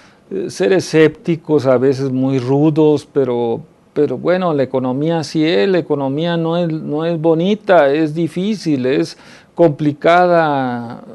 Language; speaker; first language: Spanish; native; Spanish